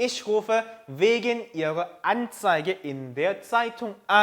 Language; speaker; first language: German; non-native, fluent; Korean